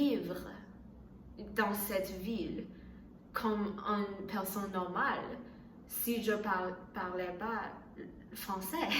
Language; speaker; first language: French; non-native, learner; Chinese